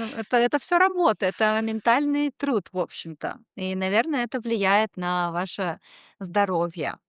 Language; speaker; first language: Russian; native; Russian